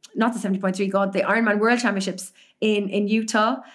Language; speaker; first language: English; native; English